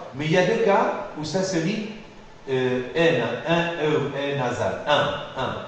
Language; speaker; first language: French; non-native, fluent; Spanish